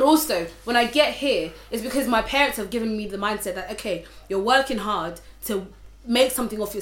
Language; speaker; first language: English; native; English